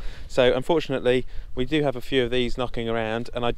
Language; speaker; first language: English; native; English